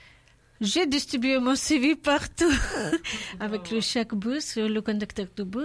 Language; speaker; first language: French; non-native, learner; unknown